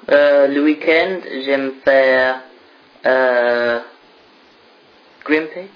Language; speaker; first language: French; non-native, learner; English